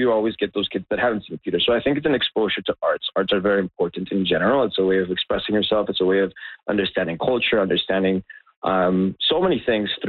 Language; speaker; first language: English; non-native, fluent; Spanish